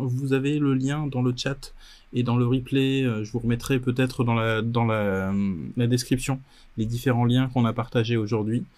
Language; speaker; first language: French; native; French